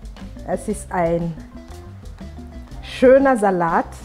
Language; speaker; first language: German; non-native, fluent; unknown